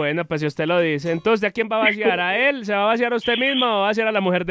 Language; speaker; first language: Spanish; native; Spanish